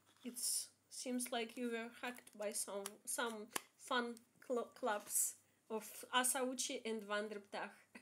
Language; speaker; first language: English; non-native, learner; Russian